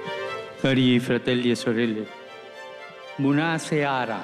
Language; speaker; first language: Italian; non-native, fluent; Spanish